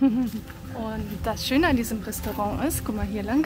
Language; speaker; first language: German; native; German